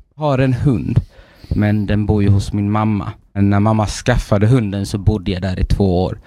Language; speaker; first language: Swedish; native; Swedish